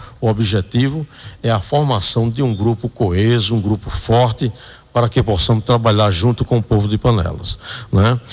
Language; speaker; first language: Portuguese; native; Portuguese